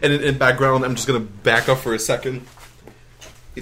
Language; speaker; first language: English; non-native, fluent; French